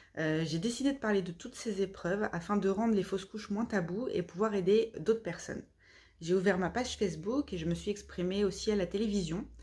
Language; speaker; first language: French; native; French